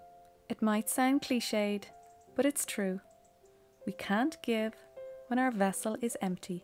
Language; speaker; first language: English; native; English